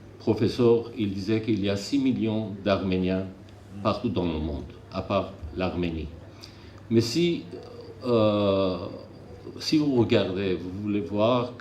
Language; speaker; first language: French; non-native, learner; Armenian